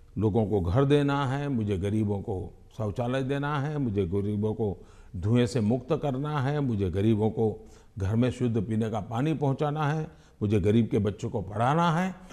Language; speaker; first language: Hindi; non-native, local second language; Gujarati